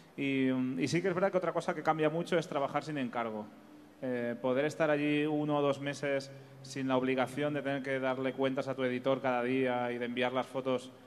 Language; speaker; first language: Spanish; native; Spanish